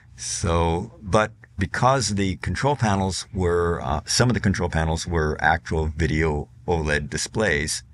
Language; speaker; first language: English; native; English